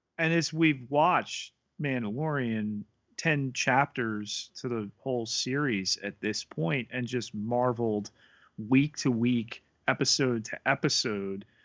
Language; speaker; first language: English; native; English